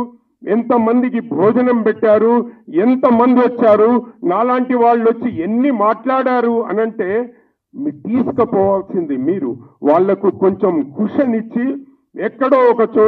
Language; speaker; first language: Telugu; native; Telugu